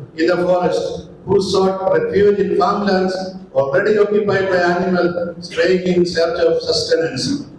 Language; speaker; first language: English; non-native, local second language; Malayalam